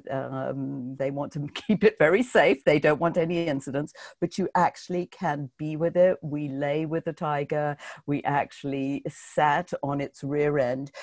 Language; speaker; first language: English; native; English